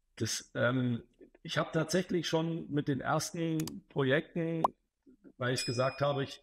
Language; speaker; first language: German; native; German